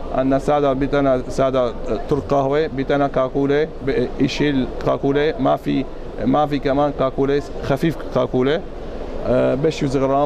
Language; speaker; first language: Turkish; non-native, learner; Arabic